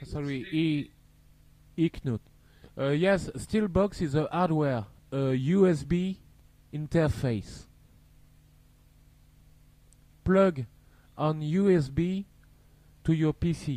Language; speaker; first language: English; non-native, learner; French